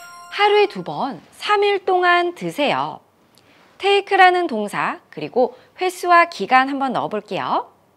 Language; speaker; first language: Korean; native; Korean